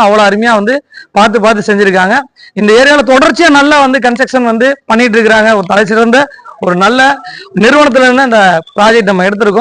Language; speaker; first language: Tamil; native; Tamil